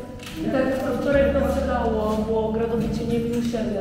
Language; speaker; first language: Polish; native; Polish